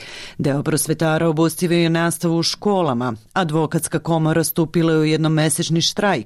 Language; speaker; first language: Serbian; native; Serbian